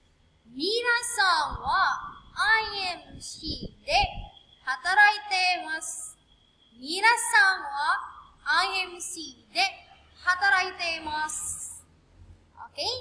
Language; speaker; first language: Japanese; non-native, fluent; Filipino